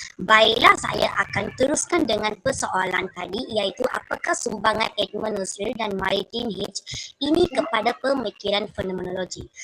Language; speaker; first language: Malay; non-native, local second language; Tamil